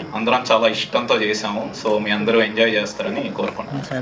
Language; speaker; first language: Telugu; native; Telugu